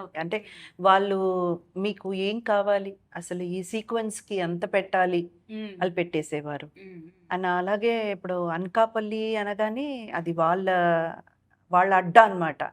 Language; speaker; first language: Telugu; native; Telugu